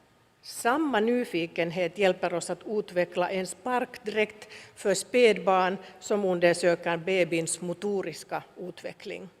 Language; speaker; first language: Swedish; non-native, local second language; Finnish